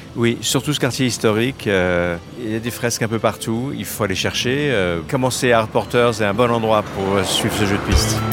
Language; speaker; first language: French; native; French